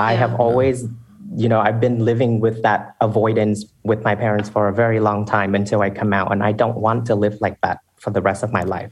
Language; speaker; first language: English; non-native, fluent; Vietnamese